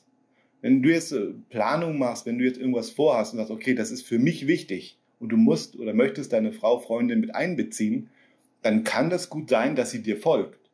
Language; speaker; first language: German; native; German